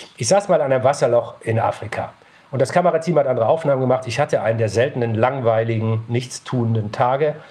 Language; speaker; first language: German; native; German